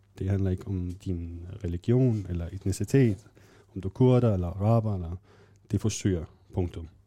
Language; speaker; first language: Danish; non-native, fluent; Arabic